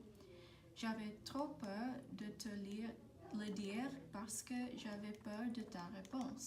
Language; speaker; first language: French; non-native, learner; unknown